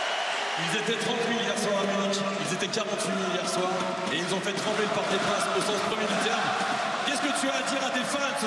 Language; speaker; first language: French; native; French